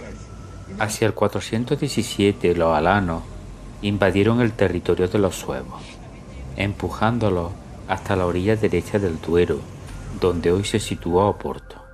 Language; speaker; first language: Spanish; native; Spanish